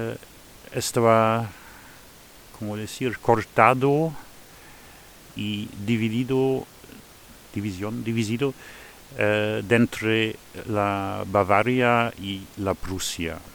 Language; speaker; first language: Spanish; non-native, fluent; Luxembourgish